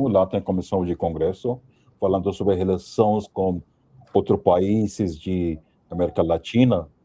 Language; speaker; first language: Portuguese; non-native, fluent; Hindi